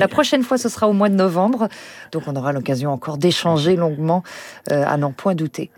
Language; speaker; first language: French; native; French